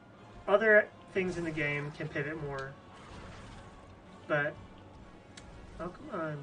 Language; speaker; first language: English; native; English